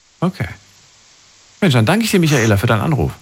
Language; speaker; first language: German; native; German